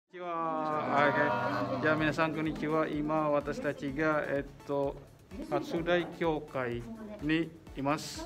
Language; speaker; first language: Japanese; non-native, learner; Indonesian